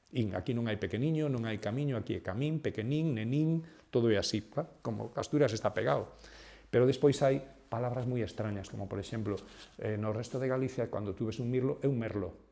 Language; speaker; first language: Galician; native; Galician